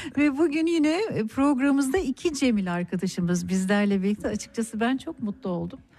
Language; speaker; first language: Turkish; native; Turkish